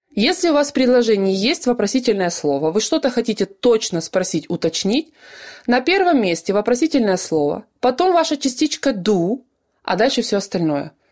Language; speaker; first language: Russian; native; Russian